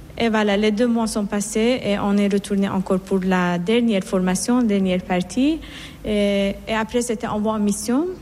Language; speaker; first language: French; non-native, fluent; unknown